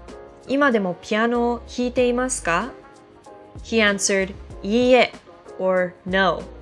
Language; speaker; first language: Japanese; non-native, fluent; English